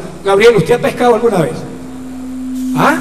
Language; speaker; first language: Spanish; native; Spanish